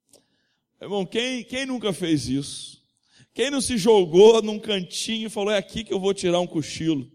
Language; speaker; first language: Portuguese; native; Portuguese